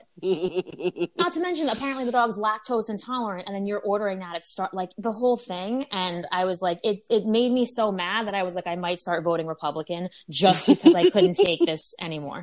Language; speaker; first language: English; native; English